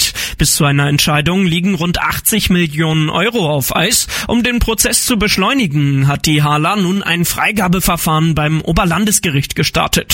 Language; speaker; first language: German; native; German